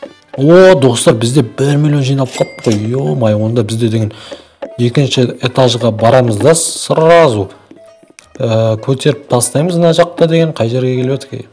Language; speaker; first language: Kazakh; native; Kazakh